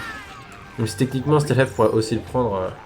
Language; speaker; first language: French; native; French